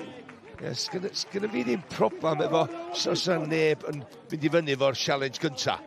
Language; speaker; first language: Welsh; native; Welsh